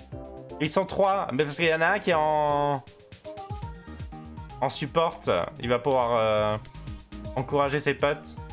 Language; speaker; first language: French; native; French